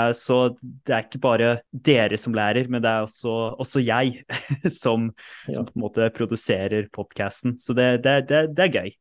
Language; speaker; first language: Norwegian; native; Norwegian